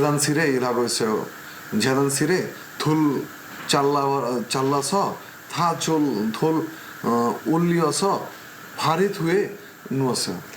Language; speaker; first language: Korean; non-native, learner; Bangla